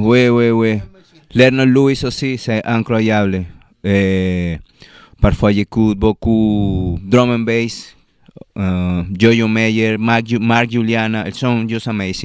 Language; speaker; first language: French; non-native, learner; Spanish